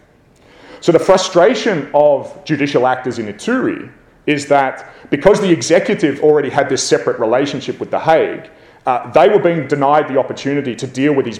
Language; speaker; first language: English; native; English